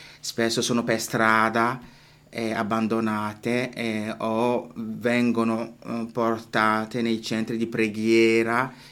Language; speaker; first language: Italian; non-native, fluent; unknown